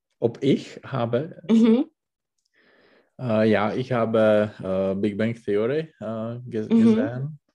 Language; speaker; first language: German; non-native, learner; Czech